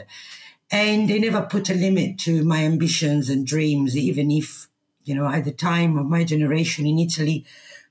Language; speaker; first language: English; non-native, fluent; Italian